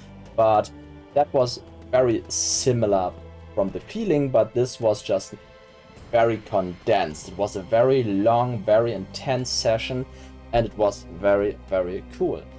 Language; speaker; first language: English; non-native, fluent; German